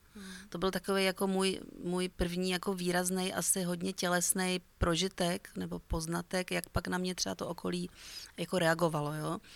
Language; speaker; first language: Czech; native; Czech